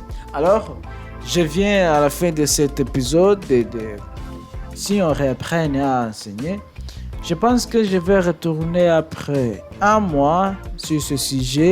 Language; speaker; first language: French; non-native, learner; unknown